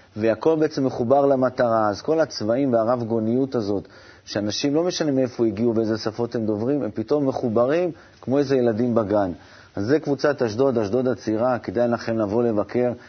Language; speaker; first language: Hebrew; native; Hebrew